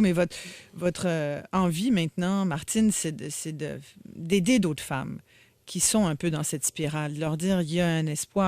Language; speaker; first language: French; native; French